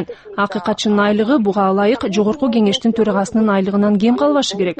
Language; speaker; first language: Kyrgyz; native; Kyrgyz